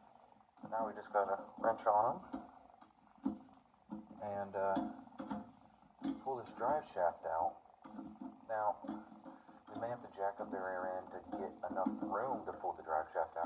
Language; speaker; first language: English; native; English